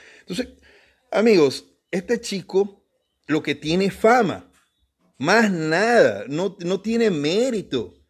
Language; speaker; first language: Spanish; native; Spanish